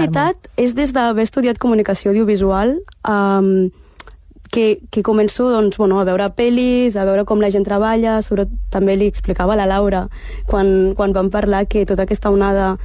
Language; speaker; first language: Catalan; early bilingual, heritage; Catalan